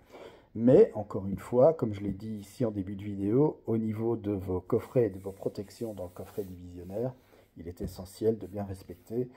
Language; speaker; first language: French; native; French